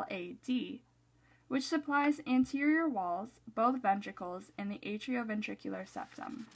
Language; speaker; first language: English; native; English